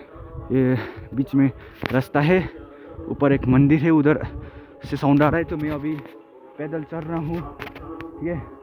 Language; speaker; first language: Hindi; non-native, local second language; Nepali